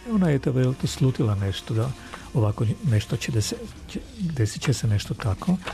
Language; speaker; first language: Croatian; non-native, fluent; Armenian